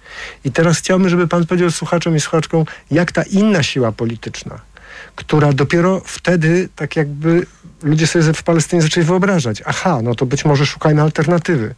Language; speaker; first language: Polish; native; Polish